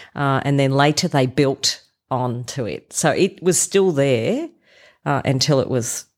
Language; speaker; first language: English; non-native, local second language; German